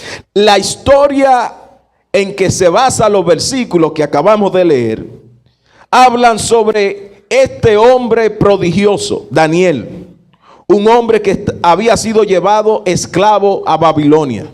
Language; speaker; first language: Spanish; native; Spanish